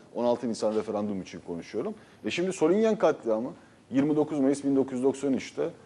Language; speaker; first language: Turkish; native; Turkish